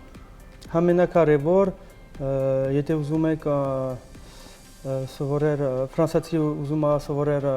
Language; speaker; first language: Armenian; non-native, learner; French